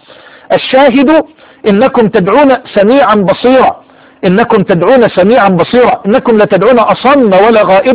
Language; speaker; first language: Arabic; native; Arabic